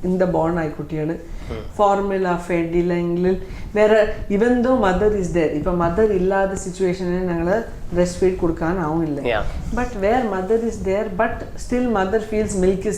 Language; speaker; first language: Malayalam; non-native, fluent; Tamil